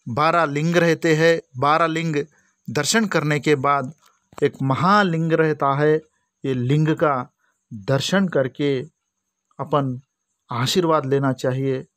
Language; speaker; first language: Hindi; non-native, local second language; Lambadi